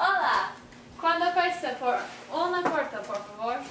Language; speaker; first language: Spanish; non-native, learner; English